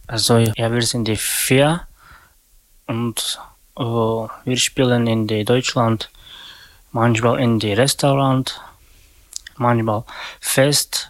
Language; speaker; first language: German; non-native, learner; Slovak